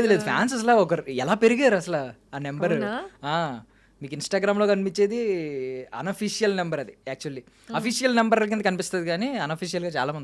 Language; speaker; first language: Telugu; native; Telugu